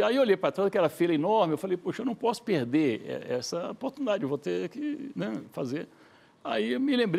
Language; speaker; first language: Portuguese; native; Portuguese